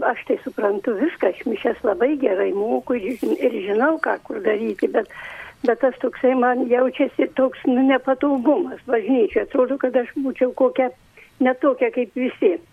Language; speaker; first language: Lithuanian; native; Lithuanian